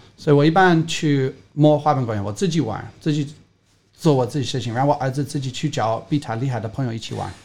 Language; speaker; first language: Chinese; non-native, fluent; English